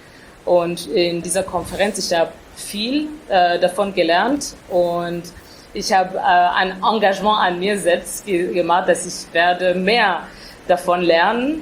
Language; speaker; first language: German; non-native, fluent; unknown